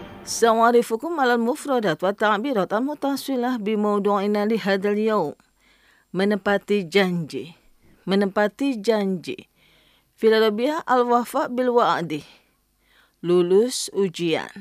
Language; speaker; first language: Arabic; non-native, fluent; Indonesian